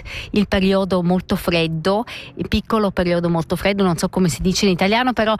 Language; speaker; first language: Italian; non-native, local second language; Romansh